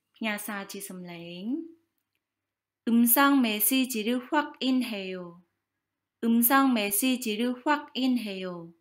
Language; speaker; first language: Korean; non-native, fluent; Khmer